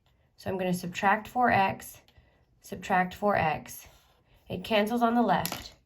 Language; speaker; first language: English; native; English